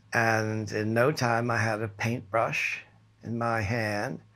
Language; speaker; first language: English; native; English